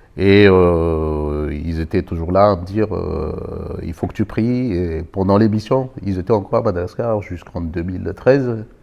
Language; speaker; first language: French; non-native, local second language; Malagasy